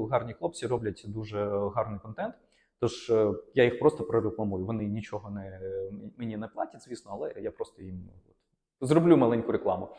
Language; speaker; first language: Ukrainian; non-native, local second language; Russian